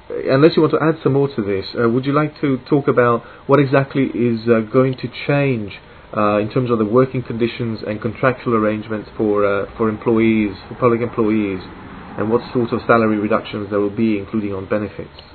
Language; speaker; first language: English; non-native, fluent; Italian